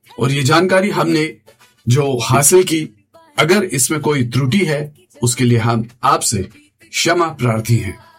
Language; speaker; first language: Hindi; non-native, local second language; Kashmiri